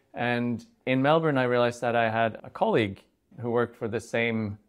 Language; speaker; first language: English; non-native, fluent; Swedish